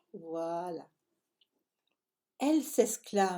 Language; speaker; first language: French; native; French